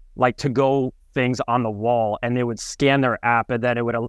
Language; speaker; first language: English; native; English